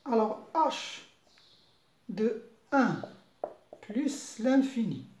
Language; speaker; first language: French; non-native, local second language; Arabic